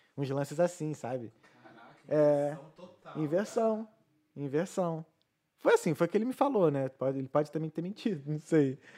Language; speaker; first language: Portuguese; native; Portuguese